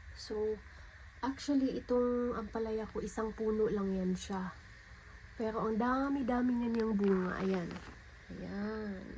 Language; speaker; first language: Filipino; native; Filipino